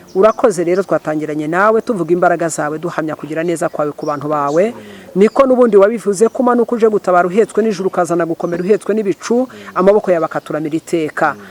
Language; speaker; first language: Kinyarwanda; early bilingual, heritage; Kinyarwanda